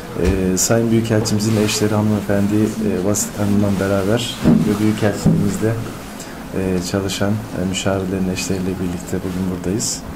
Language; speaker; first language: Turkish; native; Turkish